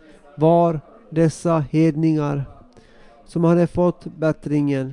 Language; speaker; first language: Swedish; non-native, local second language; Finnish